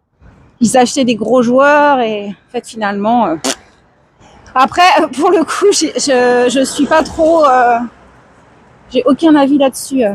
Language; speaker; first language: French; native; French